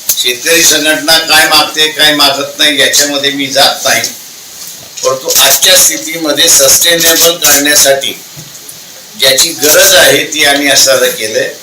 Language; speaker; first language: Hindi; non-native, local second language; Marathi